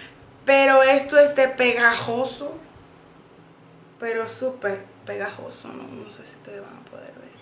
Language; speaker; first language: Spanish; native; Spanish